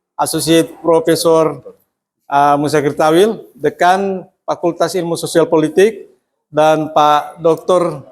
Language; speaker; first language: Indonesian; native; Indonesian